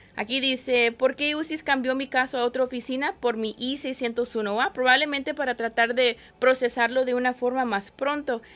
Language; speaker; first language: Spanish; early bilingual, heritage; Spanish